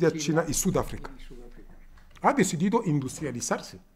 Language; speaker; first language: Spanish; non-native, fluent; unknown